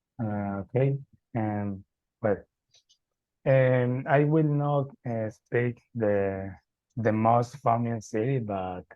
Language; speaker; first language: English; non-native, learner; Spanish